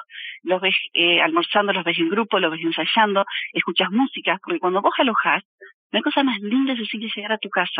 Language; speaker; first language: Spanish; native; Spanish